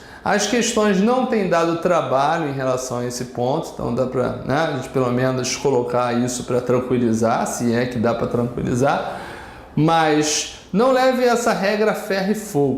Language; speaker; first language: Portuguese; native; Portuguese